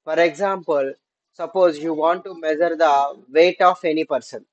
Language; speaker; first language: English; non-native, local second language; Telugu